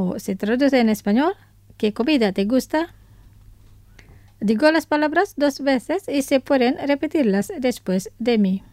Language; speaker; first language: Spanish; non-native, fluent; Indonesian